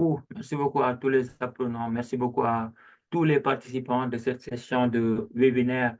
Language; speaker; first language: French; non-native, local second language; Wolof